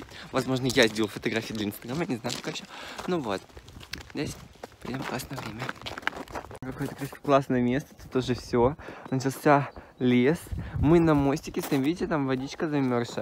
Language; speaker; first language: Russian; native; Russian